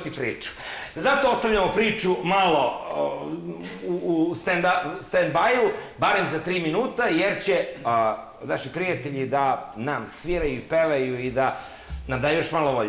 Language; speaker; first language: Serbian; native; Serbian